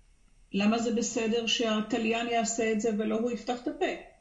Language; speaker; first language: Hebrew; native; Hebrew